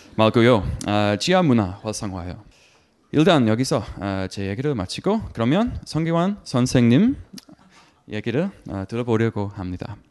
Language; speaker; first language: Korean; non-native, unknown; English